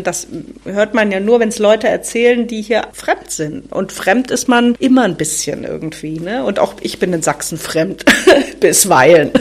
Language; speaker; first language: German; native; German